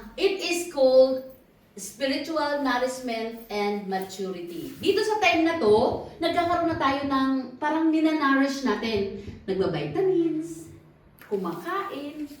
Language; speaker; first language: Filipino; non-native, local second language; Cebuano